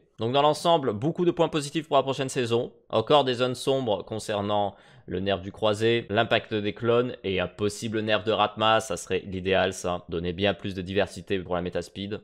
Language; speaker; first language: French; native; French